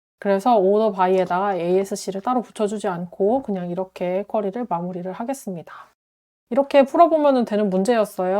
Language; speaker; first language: Korean; native; Korean